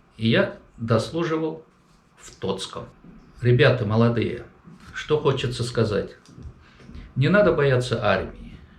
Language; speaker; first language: Russian; non-native, local second language; Chuvash